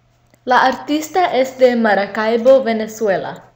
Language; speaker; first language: Spanish; non-native, learner; English